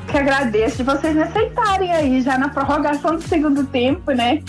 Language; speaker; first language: Portuguese; native; Portuguese